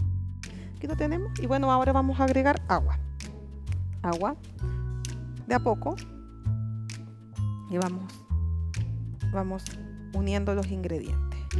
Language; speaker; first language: Spanish; native; Spanish